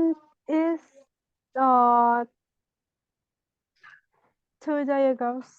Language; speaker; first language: English; non-native, learner; Vietnamese